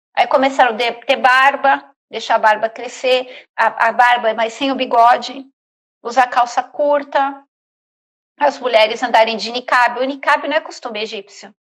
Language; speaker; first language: Portuguese; native; Portuguese